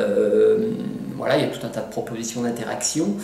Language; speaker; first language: French; native; French